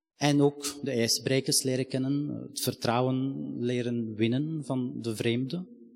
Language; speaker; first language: Dutch; non-native, fluent; Arabic